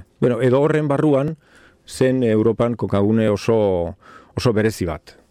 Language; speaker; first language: Basque; non-native, local second language; Spanish